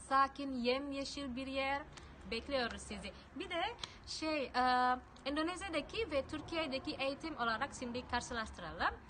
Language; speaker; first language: Turkish; non-native, fluent; Indonesian